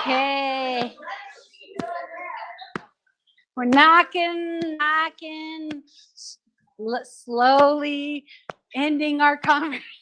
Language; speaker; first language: English; native; English